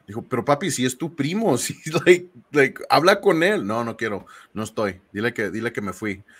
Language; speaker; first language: Spanish; early bilingual, heritage; Spanish